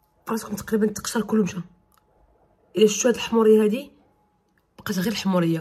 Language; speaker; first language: Arabic; native; Arabic